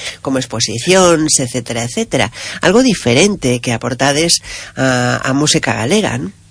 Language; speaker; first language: Galician; native; Galician